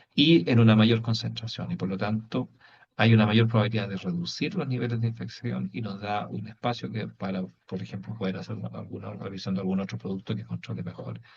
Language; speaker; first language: Spanish; native; Spanish